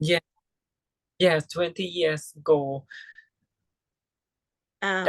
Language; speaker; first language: English; non-native, learner; Thai